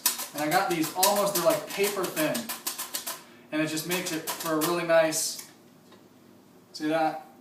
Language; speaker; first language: English; native; English